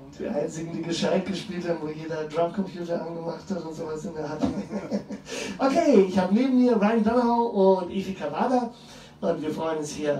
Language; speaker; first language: German; native; German